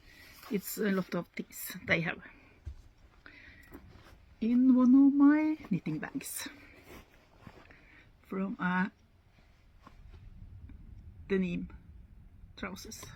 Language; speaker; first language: English; non-native, learner; Norwegian